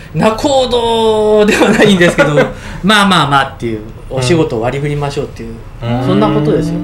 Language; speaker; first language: Japanese; native; Japanese